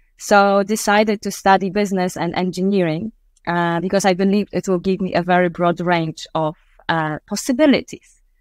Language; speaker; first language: English; non-native, fluent; Polish